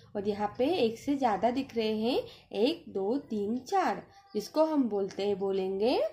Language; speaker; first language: Hindi; non-native, local second language; Marathi